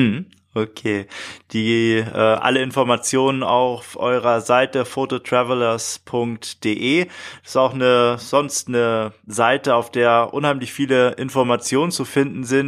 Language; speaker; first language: German; native; German